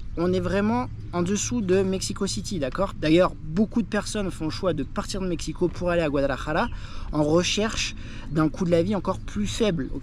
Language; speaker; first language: French; native; French